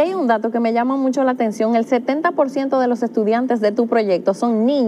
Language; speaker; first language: Spanish; native; Spanish